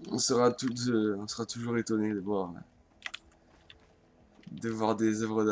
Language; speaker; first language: French; native; French